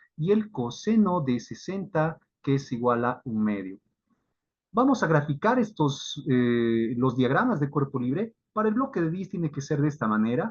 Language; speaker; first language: Spanish; native; Spanish